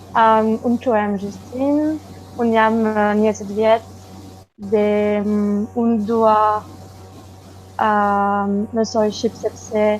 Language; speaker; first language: Albanian; non-native, learner; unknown